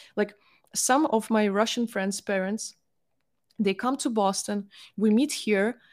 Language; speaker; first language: English; non-native, fluent; Russian